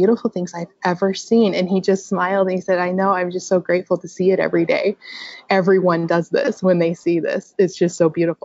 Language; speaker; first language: English; native; English